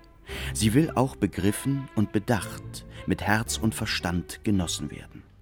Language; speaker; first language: German; native; German